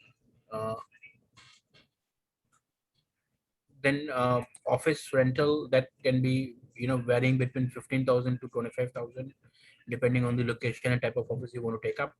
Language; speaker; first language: English; non-native, local second language; Hindi